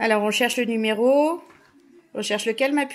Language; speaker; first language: French; native; French